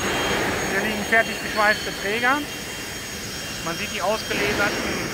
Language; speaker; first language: German; native; German